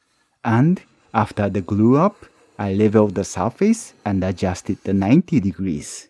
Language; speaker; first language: English; non-native, fluent; Japanese